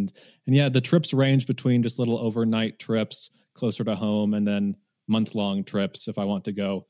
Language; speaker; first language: English; native; English